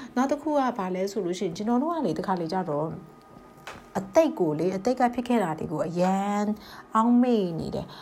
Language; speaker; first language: Burmese; non-native, local second language; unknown